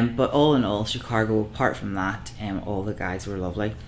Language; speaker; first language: English; native; English